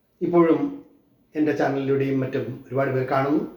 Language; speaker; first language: Malayalam; native; Malayalam